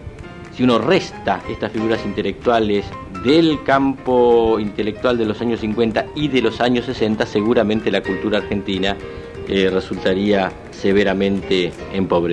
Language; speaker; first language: Spanish; native; Spanish